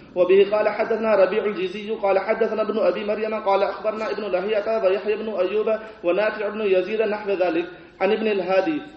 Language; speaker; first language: Arabic; non-native, fluent; Urdu